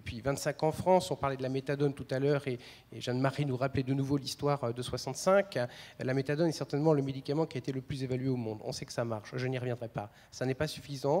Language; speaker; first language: French; native; French